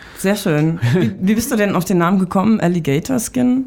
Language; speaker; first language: German; native; German